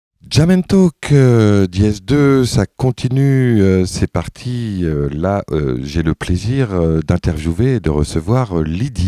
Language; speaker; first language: French; native; French